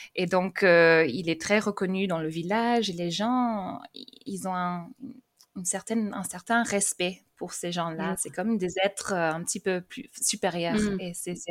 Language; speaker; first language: French; early bilingual, other home language; English